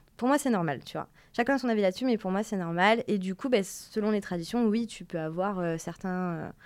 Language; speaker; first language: French; native; French